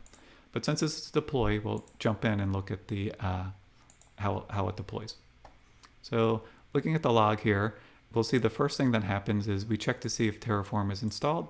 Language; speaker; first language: English; native; English